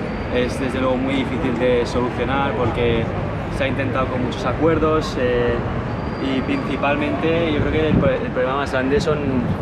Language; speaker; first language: Spanish; native; Spanish